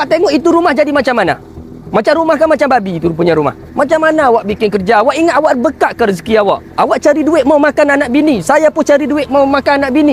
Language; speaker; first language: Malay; non-native, local second language; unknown